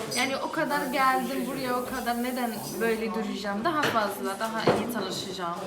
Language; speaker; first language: Turkish; non-native, learner; Arabic